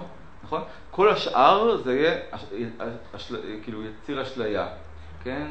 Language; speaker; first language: Hebrew; native; Hebrew